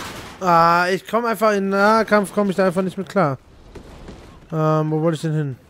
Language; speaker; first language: German; native; German